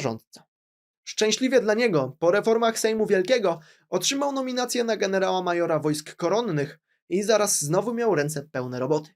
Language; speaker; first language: Polish; native; Polish